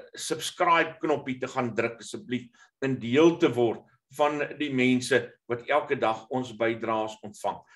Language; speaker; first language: Afrikaans; native; Afrikaans